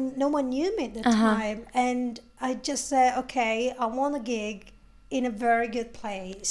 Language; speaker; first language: English; non-native, fluent; Italian